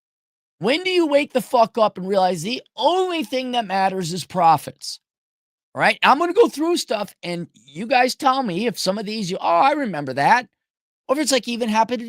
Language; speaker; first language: English; native; English